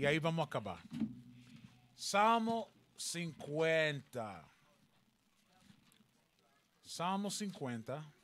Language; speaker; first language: Portuguese; non-native, learner; Spanish